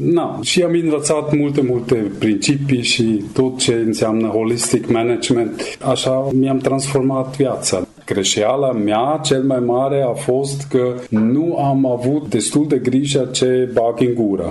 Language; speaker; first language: Romanian; non-native, fluent; German